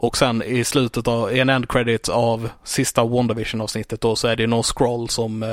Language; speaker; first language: Swedish; native; Swedish